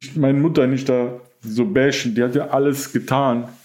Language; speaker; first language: German; native; German